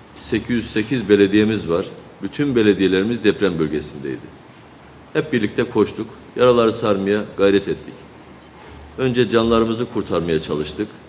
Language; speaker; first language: Turkish; native; Turkish